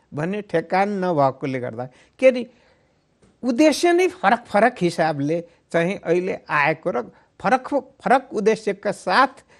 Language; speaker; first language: Nepali; native; Nepali